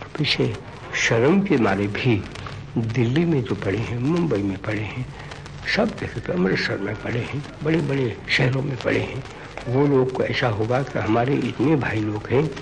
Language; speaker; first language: Hindi; non-native, local second language; Gujarati